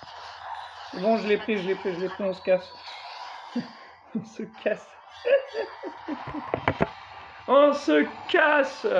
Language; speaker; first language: French; native; French